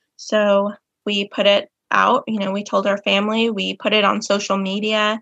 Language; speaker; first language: English; native; English